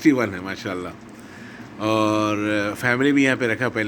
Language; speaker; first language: Urdu; native; Urdu